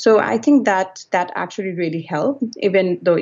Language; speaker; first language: English; non-native, local second language; Nepali